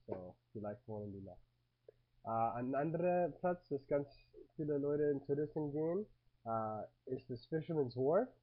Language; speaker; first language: German; non-native, learner; English